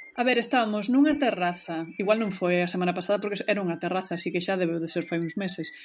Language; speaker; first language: Galician; native; Galician